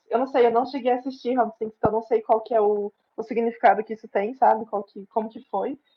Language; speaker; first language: Portuguese; native; Portuguese